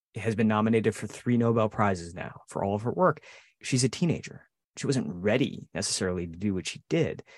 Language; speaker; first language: English; native; English